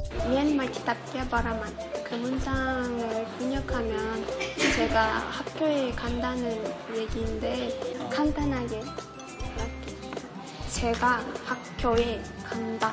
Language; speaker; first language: Korean; non-native, learner; Uzbek